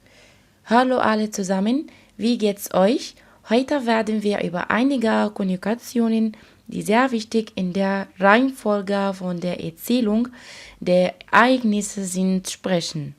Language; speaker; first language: German; non-native, fluent; Arabic